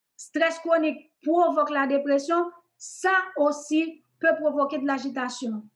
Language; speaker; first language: French; non-native, local second language; Haitian Creole